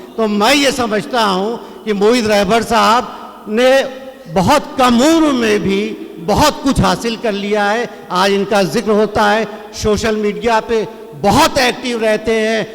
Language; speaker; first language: Urdu; native; Urdu